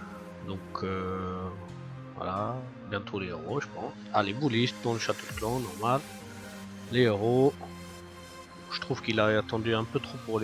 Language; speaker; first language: French; native; French